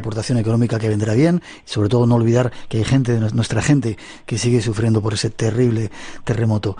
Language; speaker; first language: Spanish; native; Spanish